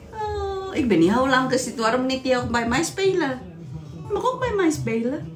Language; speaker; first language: Dutch; non-native, learner; Indonesian